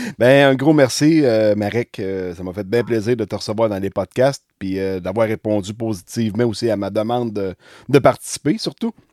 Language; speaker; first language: French; native; French